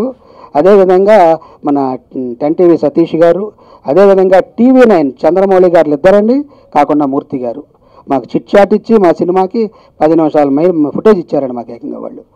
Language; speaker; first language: Telugu; native; Telugu